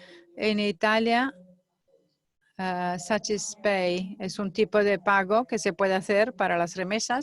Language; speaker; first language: Spanish; non-native, fluent; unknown